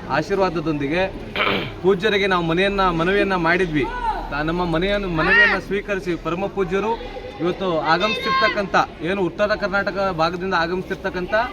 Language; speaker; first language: Kannada; non-native, local second language; Lambadi